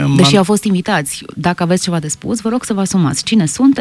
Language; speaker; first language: Romanian; native; Romanian